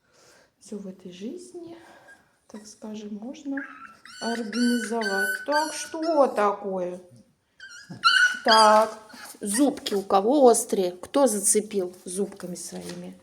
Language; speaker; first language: Russian; native; Russian